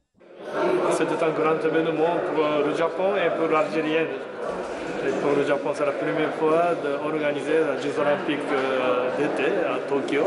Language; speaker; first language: French; non-native, fluent; Japanese